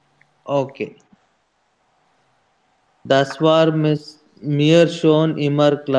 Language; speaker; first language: German; non-native, learner; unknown